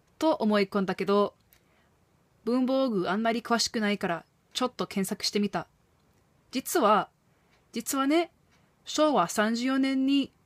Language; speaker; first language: Japanese; non-native, fluent; English